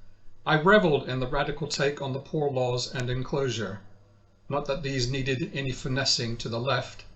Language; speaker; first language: English; native; English